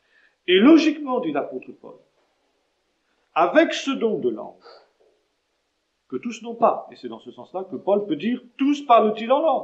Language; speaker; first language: French; native; French